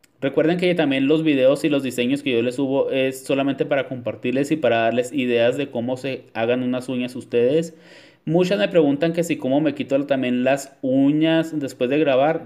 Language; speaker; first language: Spanish; native; Spanish